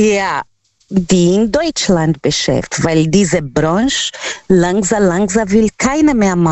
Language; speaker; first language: German; non-native, learner; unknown